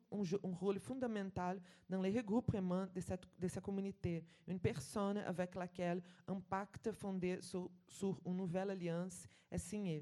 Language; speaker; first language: French; non-native, fluent; Portuguese